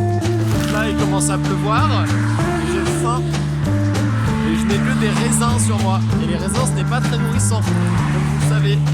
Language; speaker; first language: French; native; French